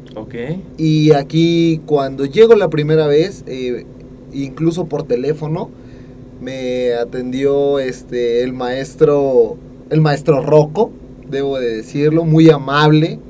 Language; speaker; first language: Spanish; native; Spanish